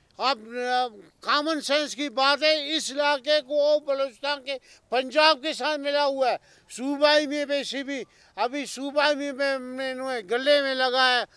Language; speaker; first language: Urdu; non-native, local second language; Baluchi